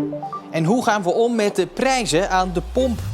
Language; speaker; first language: Dutch; native; Dutch